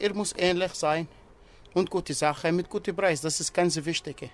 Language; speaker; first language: German; non-native, learner; Arabic